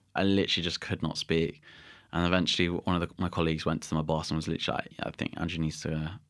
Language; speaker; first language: English; native; English